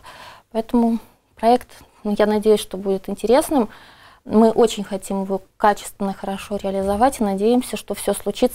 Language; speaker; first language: Russian; native; Russian